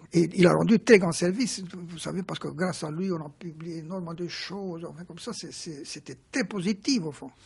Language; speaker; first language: French; non-native, fluent; Romanian